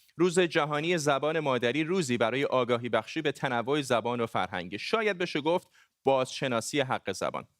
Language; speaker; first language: Persian; non-native, local second language; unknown